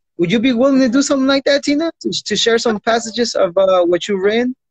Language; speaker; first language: English; native; English